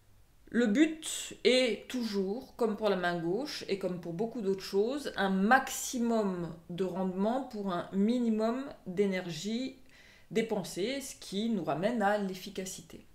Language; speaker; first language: French; native; French